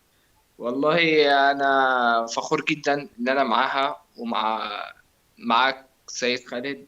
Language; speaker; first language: Arabic; native; Arabic